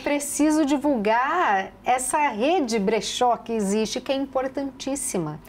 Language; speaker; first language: Portuguese; native; Portuguese